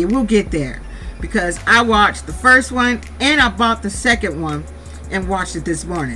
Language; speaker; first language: English; native; English